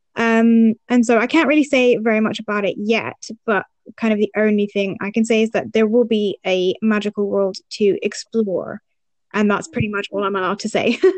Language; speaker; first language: English; early bilingual, other home language; Arabic